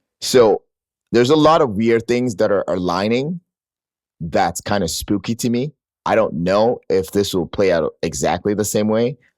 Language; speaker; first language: English; native; English